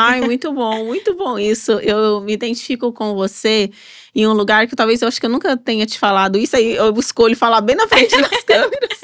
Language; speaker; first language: Portuguese; native; Portuguese